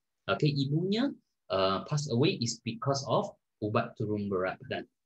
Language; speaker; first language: English; non-native, local second language; Malay